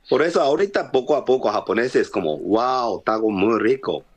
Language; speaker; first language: Spanish; non-native, learner; Japanese